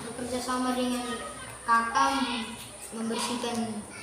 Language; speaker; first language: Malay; non-native, local second language; Tetum